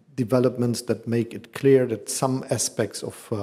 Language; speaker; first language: English; non-native, fluent; German